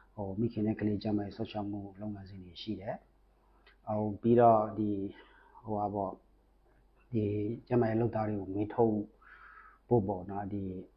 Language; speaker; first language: Burmese; non-native, local second language; S'gaw Karen